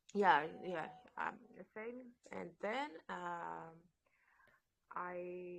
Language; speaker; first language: English; non-native, learner; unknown